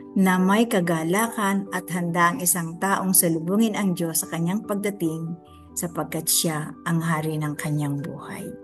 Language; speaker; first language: Filipino; native; Filipino